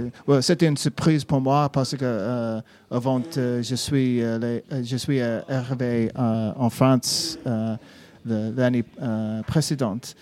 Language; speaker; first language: French; non-native, learner; English